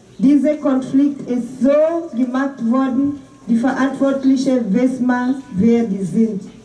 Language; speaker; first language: German; non-native, fluent; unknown